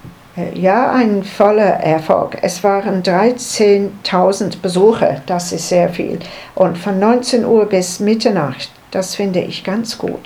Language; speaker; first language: German; non-native, learner; English